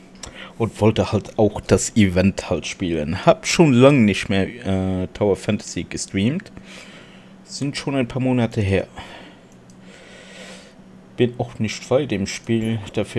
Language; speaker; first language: German; non-native, local second language; Luxembourgish